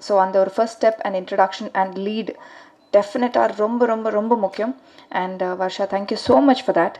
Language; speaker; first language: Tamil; non-native, learner; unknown